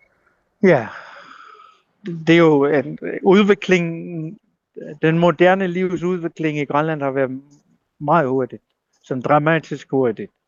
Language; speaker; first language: Danish; non-native, local second language; Kalaallisut